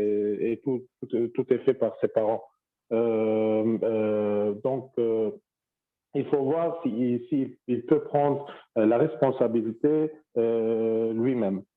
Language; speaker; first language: French; non-native, fluent; Arabic